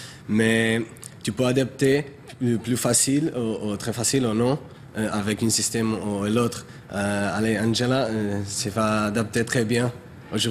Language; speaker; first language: French; non-native, learner; Portuguese